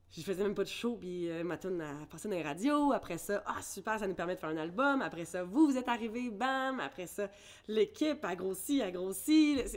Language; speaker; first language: French; early bilingual, other home language; English